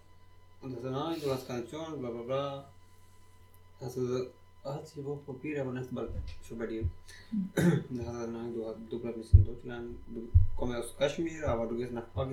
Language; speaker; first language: German; non-native, learner; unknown